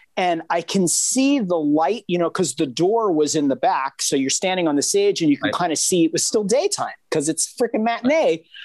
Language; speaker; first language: English; native; English